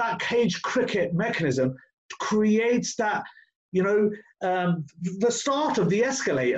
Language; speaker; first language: English; native; English